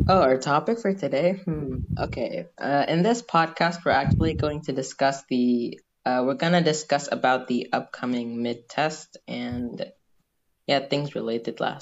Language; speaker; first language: English; non-native, fluent; Indonesian